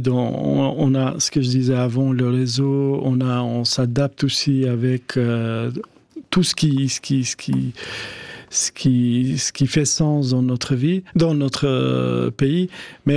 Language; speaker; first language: French; non-native, fluent; Albanian